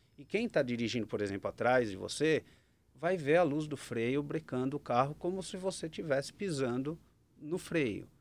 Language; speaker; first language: Portuguese; native; Portuguese